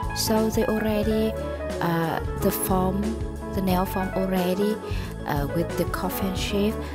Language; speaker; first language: English; non-native, learner; Vietnamese